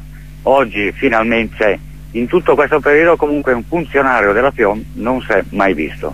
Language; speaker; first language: Italian; native; Italian